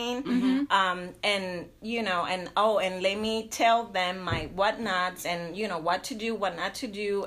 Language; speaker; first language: English; non-native, fluent; Spanish